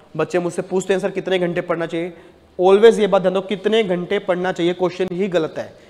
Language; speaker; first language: Hindi; native; Hindi